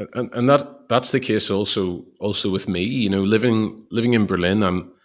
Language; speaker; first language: English; native; English